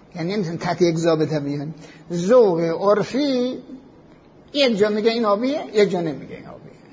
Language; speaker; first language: Persian; native; Persian